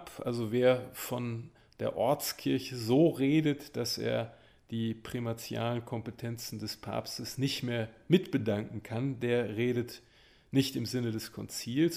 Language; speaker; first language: German; native; German